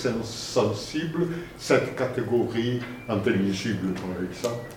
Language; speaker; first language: French; non-native, fluent; Spanish